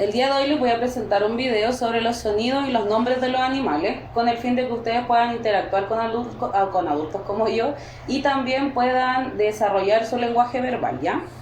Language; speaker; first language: Spanish; native; Spanish